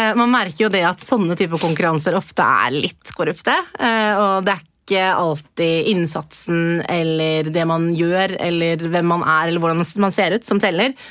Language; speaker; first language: Norwegian; early bilingual, other home language; Persian